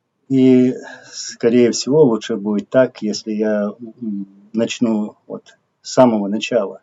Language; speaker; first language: Russian; non-native, local second language; Chechen